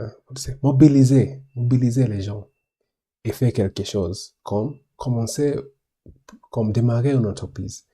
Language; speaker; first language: French; non-native, learner; English